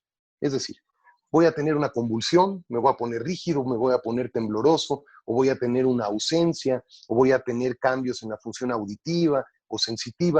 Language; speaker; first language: Spanish; native; Spanish